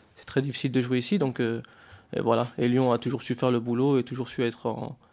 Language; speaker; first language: French; native; French